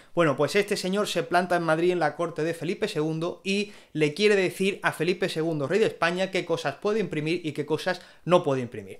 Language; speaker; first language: Spanish; native; Spanish